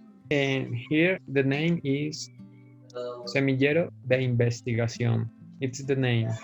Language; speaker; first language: English; non-native, fluent; Spanish